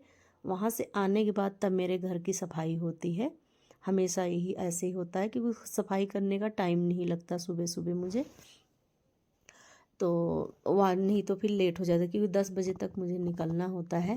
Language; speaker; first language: Hindi; native; Hindi